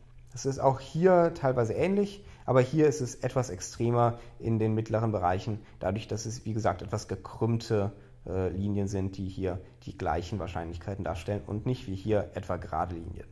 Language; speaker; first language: German; native; German